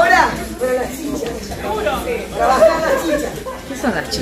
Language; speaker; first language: Spanish; native; Spanish